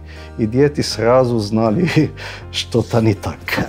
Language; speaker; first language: Russian; non-native, fluent; Arabic